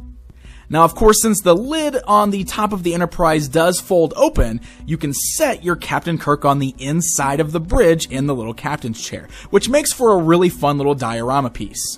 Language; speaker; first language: English; native; English